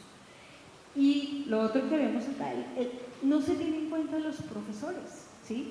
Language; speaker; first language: Spanish; native; Spanish